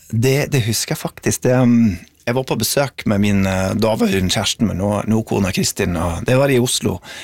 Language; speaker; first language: Norwegian; non-native, fluent; English